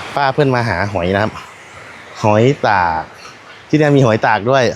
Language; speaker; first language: Thai; non-native, local second language; Northeastern Thai